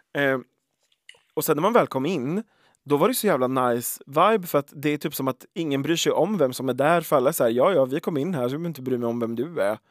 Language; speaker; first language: Swedish; native; Swedish